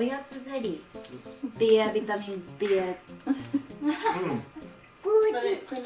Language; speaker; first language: Swedish; non-native, learner; Japanese